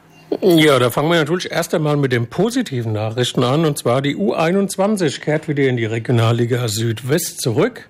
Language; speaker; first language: German; native; German